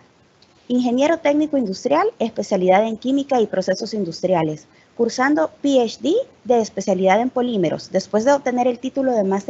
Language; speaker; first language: Spanish; native; Spanish